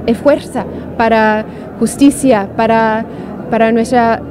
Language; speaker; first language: Spanish; non-native, learner; English